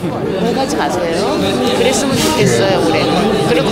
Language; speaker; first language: Korean; native; Korean